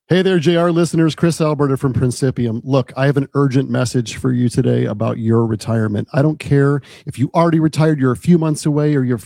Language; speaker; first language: English; native; English